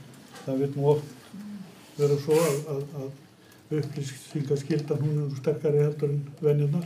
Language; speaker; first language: Icelandic; native; Icelandic